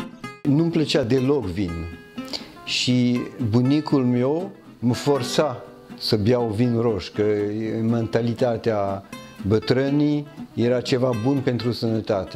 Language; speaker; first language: Romanian; early bilingual, heritage; French